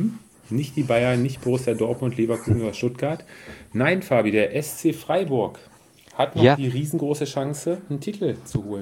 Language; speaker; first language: German; native; German